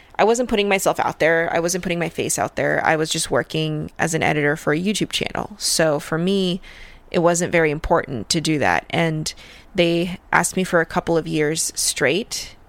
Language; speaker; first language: English; early bilingual, other home language; Russian